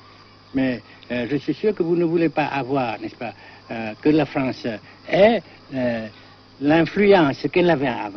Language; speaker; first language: French; non-native, local second language; Vietnamese